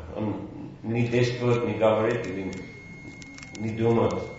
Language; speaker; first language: Russian; non-native, fluent; English